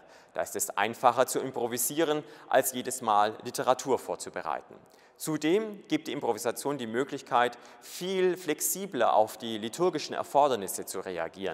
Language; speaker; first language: German; native; German